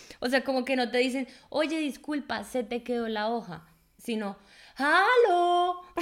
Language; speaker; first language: Spanish; native; Spanish